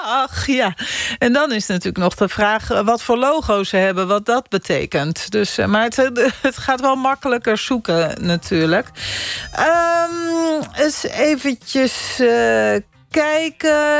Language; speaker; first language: Dutch; native; Dutch